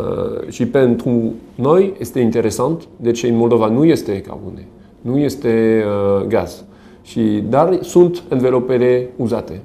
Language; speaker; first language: Romanian; non-native, learner; French